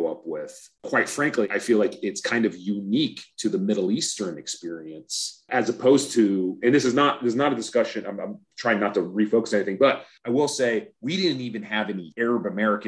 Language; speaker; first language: English; native; English